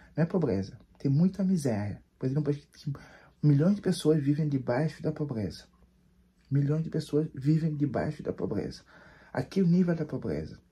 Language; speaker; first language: Portuguese; non-native, local second language; Kabuverdianu